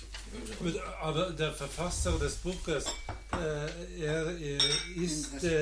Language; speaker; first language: German; non-native, learner; Norwegian